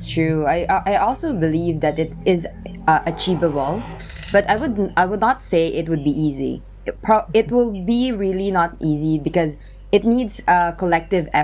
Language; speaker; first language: English; non-native, local second language; Filipino